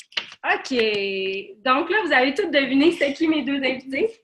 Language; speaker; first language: French; native; French